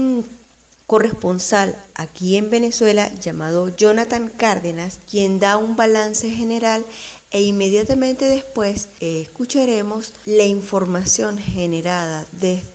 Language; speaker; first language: Spanish; native; Spanish